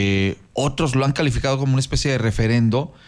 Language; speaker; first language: Spanish; native; Spanish